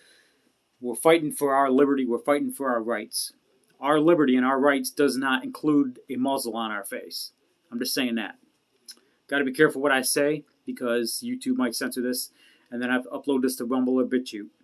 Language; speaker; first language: English; native; English